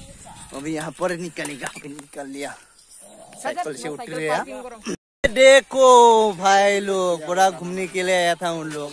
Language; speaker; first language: Hindi; non-native, local second language; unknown